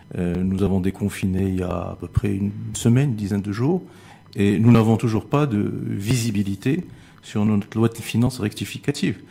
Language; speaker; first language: French; non-native, local second language; Arabic